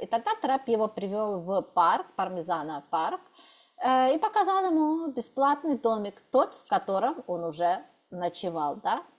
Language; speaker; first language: Russian; native; Russian